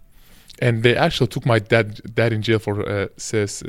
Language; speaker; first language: English; non-native, fluent; Turkish